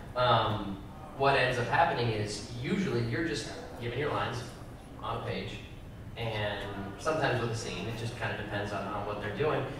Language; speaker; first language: English; native; English